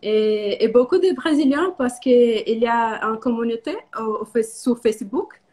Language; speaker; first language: French; non-native, learner; Portuguese